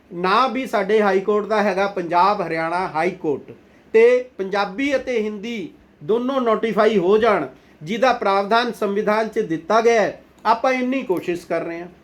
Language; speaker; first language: Punjabi; non-native, local second language; Hindi